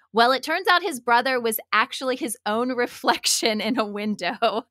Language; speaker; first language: English; native; English